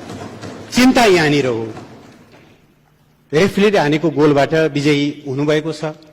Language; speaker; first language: Nepali; native; Nepali